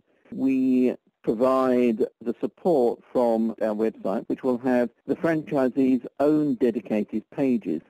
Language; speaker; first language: English; native; English